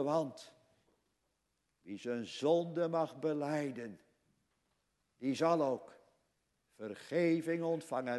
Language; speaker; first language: Dutch; native; Dutch